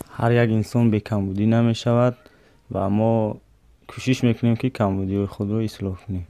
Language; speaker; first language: Tajik; native; Tajik